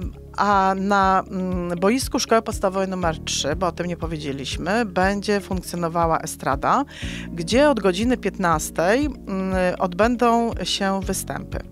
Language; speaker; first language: Polish; native; Polish